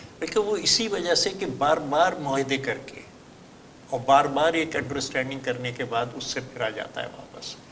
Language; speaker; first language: Urdu; native; Urdu